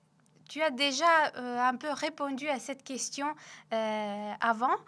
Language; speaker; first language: French; non-native, fluent; Italian